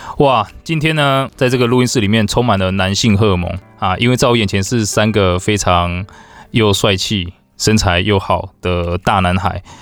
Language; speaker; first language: Chinese; native; Chinese